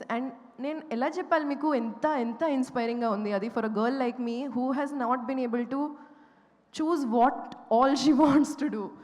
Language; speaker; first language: Telugu; non-native, fluent; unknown